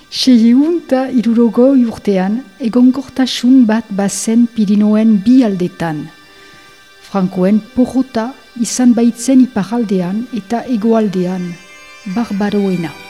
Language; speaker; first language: Basque; non-native, local second language; French